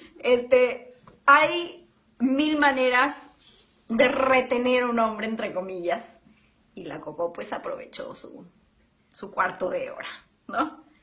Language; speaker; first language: Spanish; native; Spanish